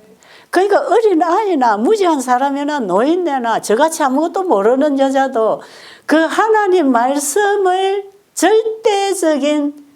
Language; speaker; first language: Korean; native; Korean